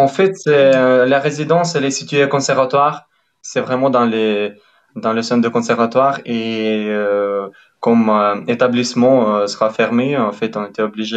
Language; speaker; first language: French; non-native, fluent; Ukrainian